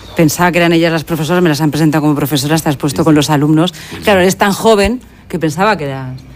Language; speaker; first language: Spanish; native; Spanish